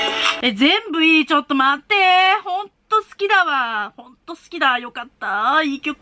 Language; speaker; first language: Japanese; native; Japanese